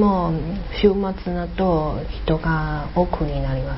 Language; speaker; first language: Japanese; non-native, learner; Chinese